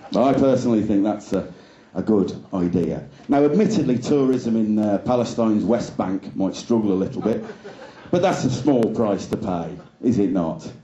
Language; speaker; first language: English; native; English